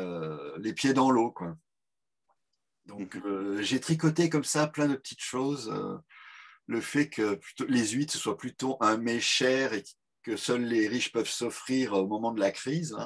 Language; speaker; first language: French; native; French